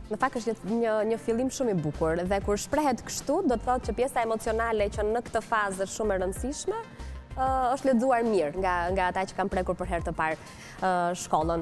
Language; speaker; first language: Albanian; native; Albanian